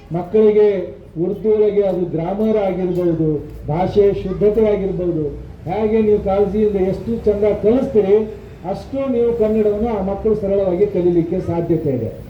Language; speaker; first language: Kannada; native; Kannada